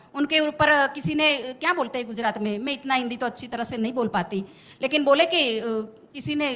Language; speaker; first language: Hindi; non-native, local second language; Gujarati